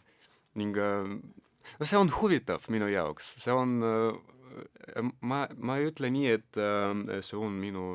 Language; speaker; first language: Estonian; non-native, local second language; Russian